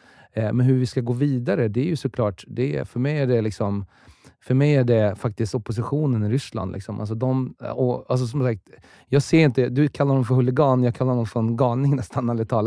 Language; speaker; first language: Swedish; early bilingual, other home language; Russian